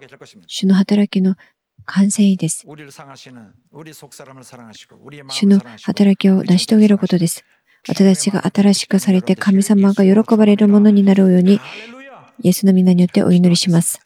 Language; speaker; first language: Japanese; non-native, fluent; Korean